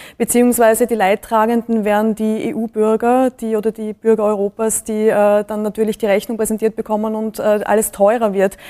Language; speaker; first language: German; native; German